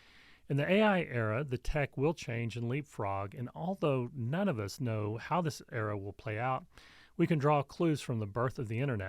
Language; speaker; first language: English; native; English